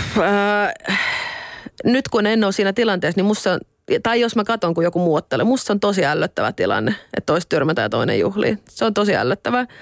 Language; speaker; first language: Finnish; non-native, local second language; Swedish